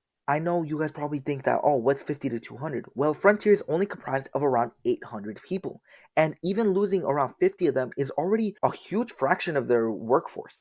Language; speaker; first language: English; native; English